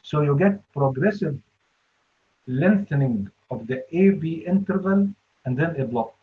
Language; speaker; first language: English; non-native, fluent; Arabic